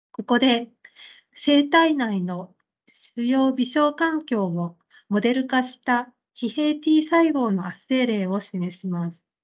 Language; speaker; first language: Japanese; native; Japanese